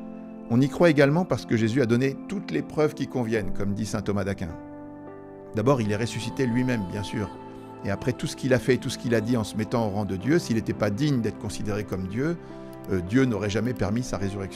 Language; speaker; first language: French; native; French